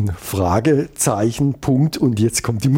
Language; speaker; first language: German; native; German